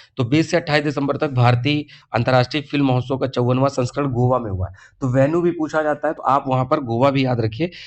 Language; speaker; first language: Hindi; native; Hindi